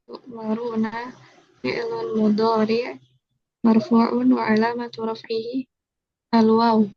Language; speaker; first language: Arabic; non-native, learner; Indonesian